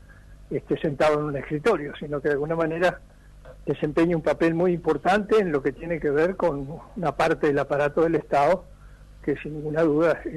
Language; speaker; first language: Spanish; native; Spanish